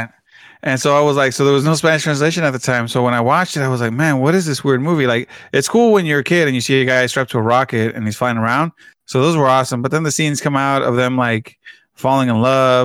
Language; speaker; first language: English; early bilingual, other home language; Spanish